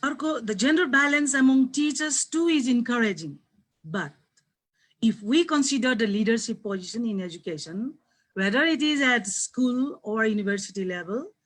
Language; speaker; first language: English; non-native, local second language; Nepali